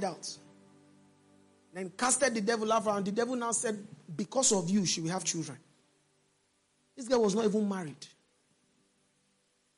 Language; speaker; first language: English; non-native, local second language; Yoruba